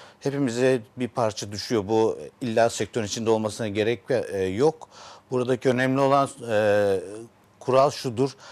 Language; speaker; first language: Turkish; native; Turkish